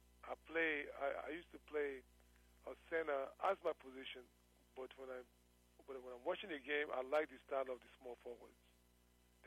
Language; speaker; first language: English; non-native, local second language; Yoruba